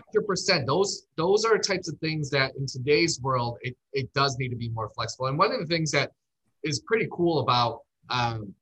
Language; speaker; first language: English; native; English